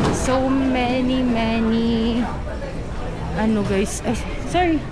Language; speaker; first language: English; non-native, local second language; Filipino